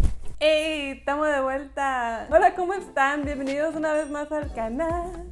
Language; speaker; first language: Spanish; native; Spanish